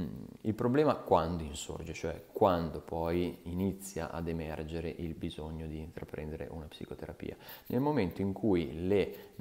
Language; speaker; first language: Italian; native; Italian